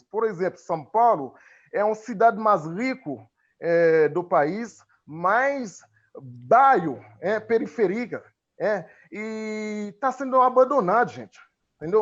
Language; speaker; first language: Portuguese; non-native, fluent; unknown